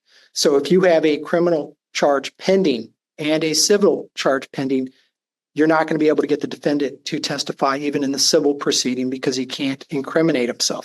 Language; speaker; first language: English; native; English